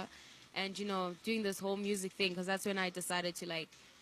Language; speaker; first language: English; non-native, local second language; Shona